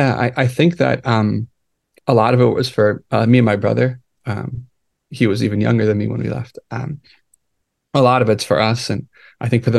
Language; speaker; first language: English; native; English